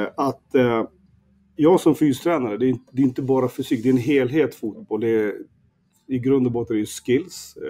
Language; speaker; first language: Swedish; early bilingual, other home language; Kurdish